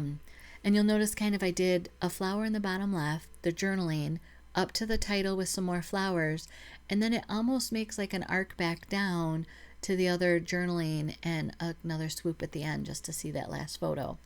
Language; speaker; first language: English; native; English